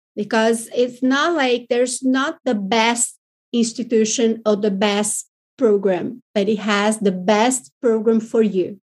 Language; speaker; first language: English; non-native, fluent; Portuguese